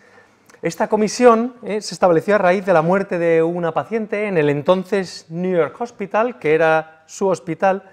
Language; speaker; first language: Spanish; native; Spanish